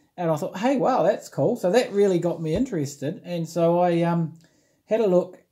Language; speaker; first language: English; native; English